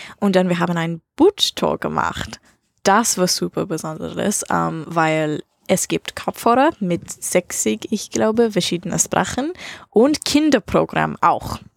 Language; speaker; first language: German; non-native, learner; English